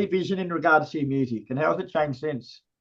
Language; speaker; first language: English; native; English